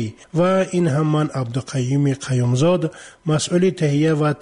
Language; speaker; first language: Tajik; native; Tajik